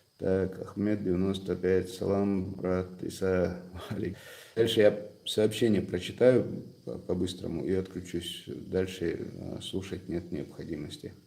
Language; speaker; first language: Russian; non-native, local second language; Chechen